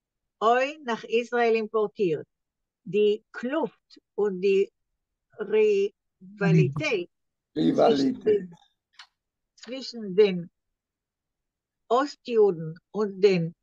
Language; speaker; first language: German; non-native, learner; Hebrew